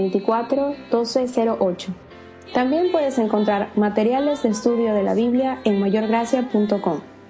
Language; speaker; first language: Spanish; native; Spanish